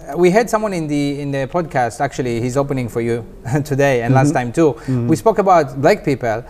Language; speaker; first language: English; non-native, fluent; Hebrew